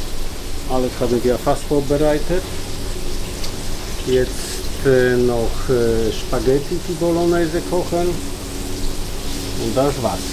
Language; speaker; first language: German; non-native, fluent; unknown